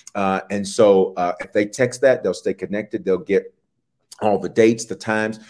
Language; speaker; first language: English; native; English